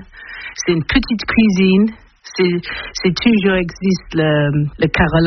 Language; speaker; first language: French; non-native, learner; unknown